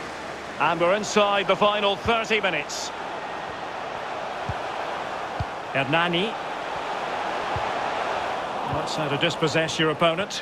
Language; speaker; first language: English; native; English